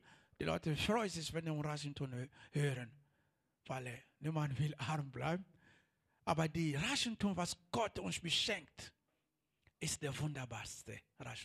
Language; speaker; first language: German; non-native, learner; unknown